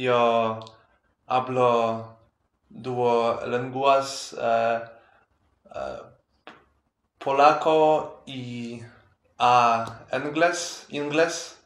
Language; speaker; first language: Spanish; non-native, learner; Polish